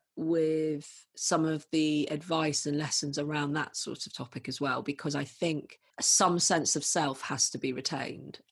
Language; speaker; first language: English; native; English